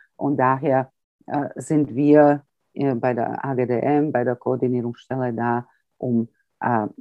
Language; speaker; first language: German; early bilingual, heritage; Croatian